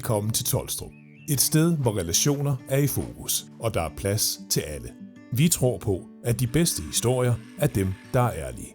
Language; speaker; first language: Danish; native; Danish